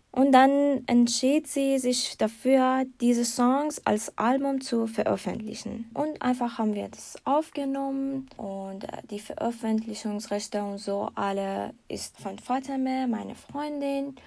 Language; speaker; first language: German; non-native, learner; Persian